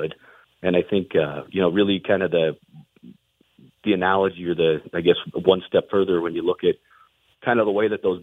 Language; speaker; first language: English; native; English